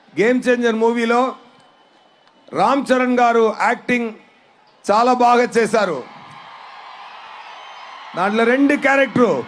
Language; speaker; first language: Telugu; non-native, learner; Tamil